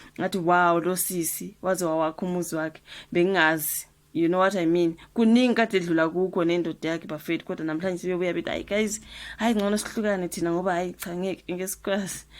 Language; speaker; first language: Zulu; native; Zulu